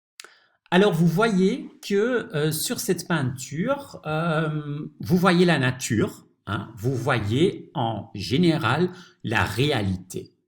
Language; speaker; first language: French; non-native, fluent; Dutch